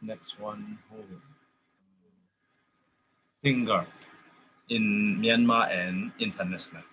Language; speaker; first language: English; non-native, learner; Tedim Chin